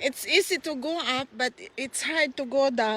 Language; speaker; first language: English; non-native, local second language; Filipino